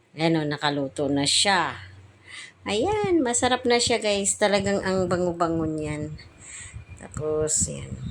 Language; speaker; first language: Filipino; non-native, local second language; Cebuano